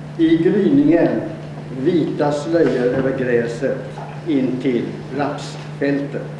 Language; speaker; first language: Swedish; native; Swedish